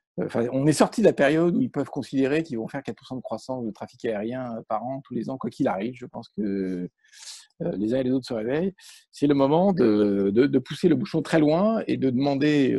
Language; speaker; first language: French; native; French